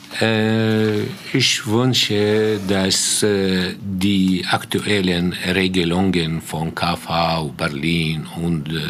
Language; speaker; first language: German; non-native, fluent; Arabic